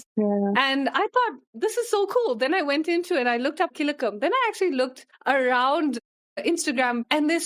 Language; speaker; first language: English; early bilingual, other home language; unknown